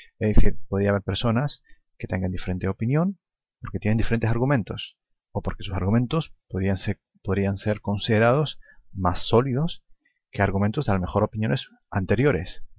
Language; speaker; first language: Spanish; non-native, fluent; Arabic